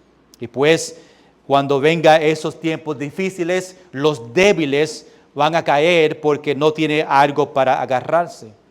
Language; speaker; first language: Spanish; early bilingual, heritage; Spanish